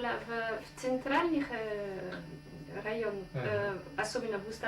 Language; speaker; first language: Russian; non-native, fluent; French